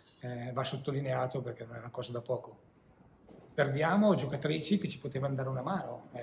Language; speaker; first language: Italian; native; Italian